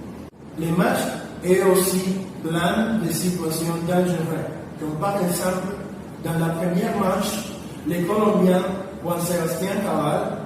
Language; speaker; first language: French; non-native, learner; Spanish